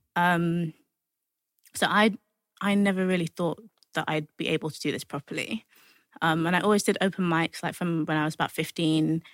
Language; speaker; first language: English; native; English